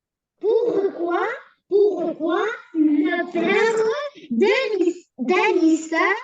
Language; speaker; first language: French; non-native, learner; Arabic